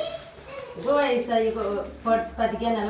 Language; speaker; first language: Malayalam; non-native, learner; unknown